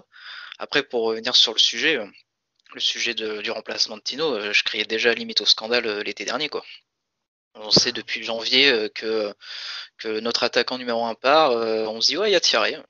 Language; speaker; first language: French; native; French